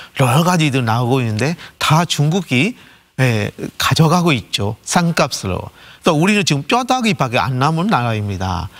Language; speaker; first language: Korean; non-native, fluent; Burmese